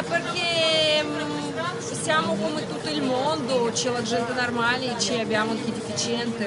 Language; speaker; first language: Italian; non-native, learner; Russian